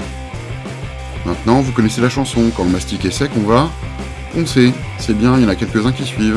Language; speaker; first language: French; native; French